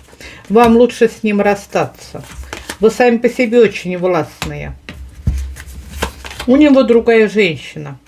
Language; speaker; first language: Russian; native; Russian